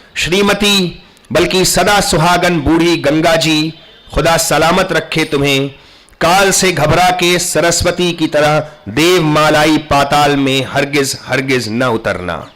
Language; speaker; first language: Urdu; native; Urdu